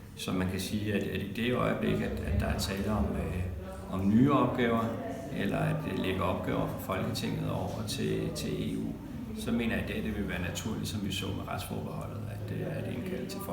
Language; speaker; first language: Danish; native; Danish